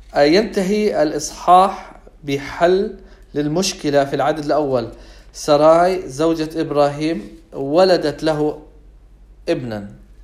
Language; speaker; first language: Arabic; non-native, fluent; English